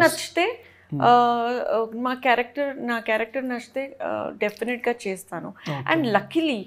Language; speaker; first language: Telugu; non-native, fluent; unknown